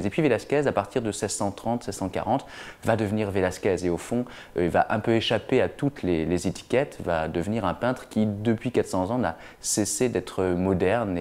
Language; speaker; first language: French; native; French